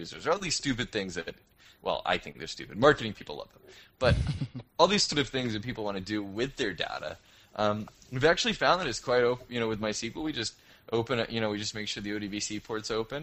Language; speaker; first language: English; native; English